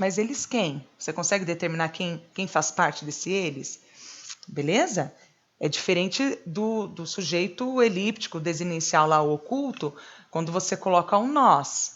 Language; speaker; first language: Portuguese; native; Portuguese